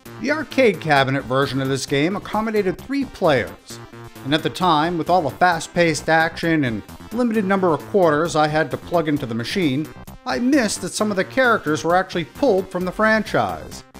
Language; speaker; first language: English; native; English